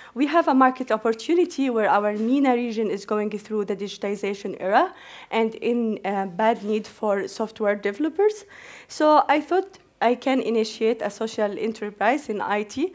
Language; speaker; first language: English; non-native, fluent; Arabic